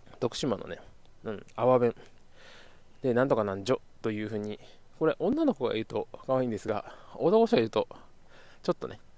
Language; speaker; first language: Japanese; native; Japanese